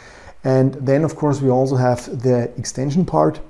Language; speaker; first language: English; non-native, fluent; German